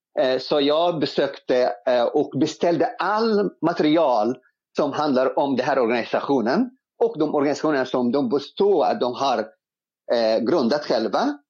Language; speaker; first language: Swedish; non-native, fluent; Arabic